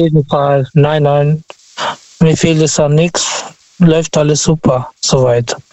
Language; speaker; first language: German; non-native, learner; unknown